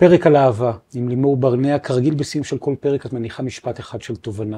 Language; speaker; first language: Hebrew; native; Hebrew